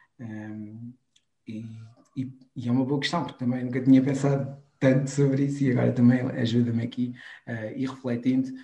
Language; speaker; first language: Portuguese; non-native, local second language; Kabuverdianu